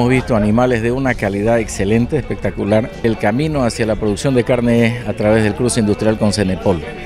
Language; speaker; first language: Spanish; native; Spanish